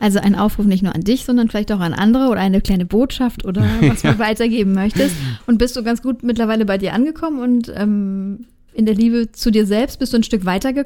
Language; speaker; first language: German; native; German